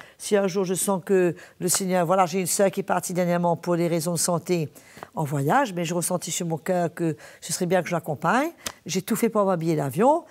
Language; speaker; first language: French; native; French